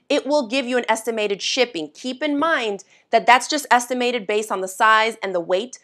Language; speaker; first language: English; native; English